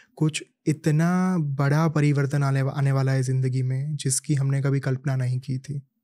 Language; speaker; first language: Hindi; native; Hindi